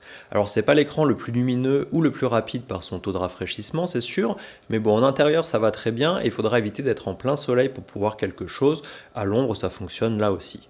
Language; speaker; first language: French; native; French